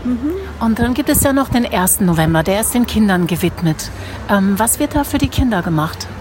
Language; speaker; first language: German; native; German